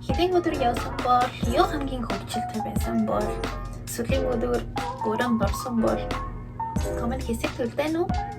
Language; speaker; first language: Mongolian; early bilingual, heritage; Mongolian